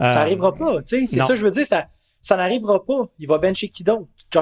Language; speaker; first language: French; native; French